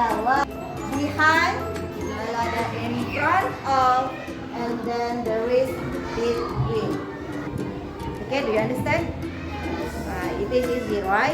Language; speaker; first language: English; non-native, learner; Indonesian